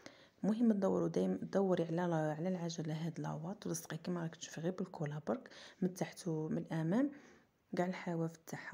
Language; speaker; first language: Arabic; native; Arabic